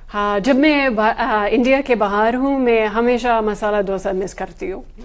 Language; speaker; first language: Hindi; non-native, fluent; English